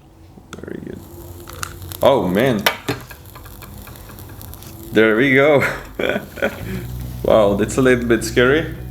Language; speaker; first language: English; non-native, fluent; Norwegian